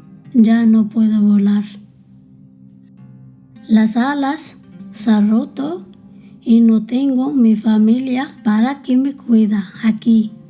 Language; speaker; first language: Spanish; early bilingual, other home language; Arabic